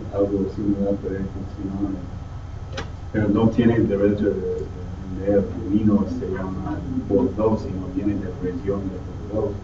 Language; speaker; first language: Spanish; non-native, learner; English